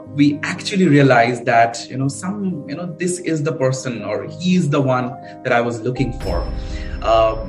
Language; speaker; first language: English; non-native, local second language; Bangla